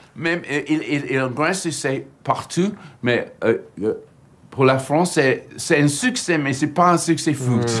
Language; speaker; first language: French; non-native, learner; English